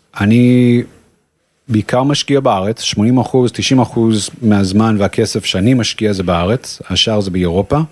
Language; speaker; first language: Hebrew; non-native, fluent; English